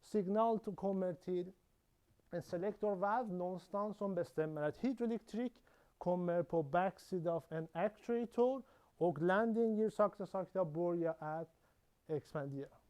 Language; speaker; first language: Swedish; non-native, learner; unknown